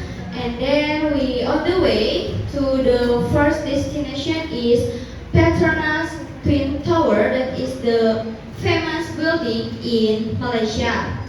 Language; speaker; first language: English; non-native, learner; Indonesian